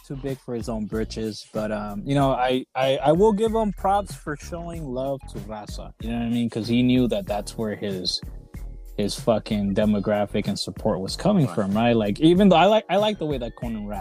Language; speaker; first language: English; native; English